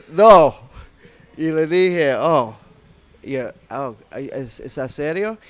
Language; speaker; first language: Spanish; non-native, learner; English